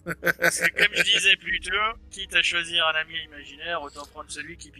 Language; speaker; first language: French; native; French